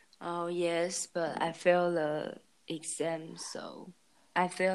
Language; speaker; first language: English; non-native, learner; Chinese